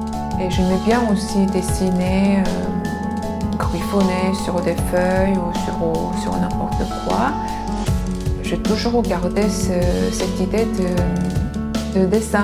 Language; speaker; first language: French; non-native, fluent; Korean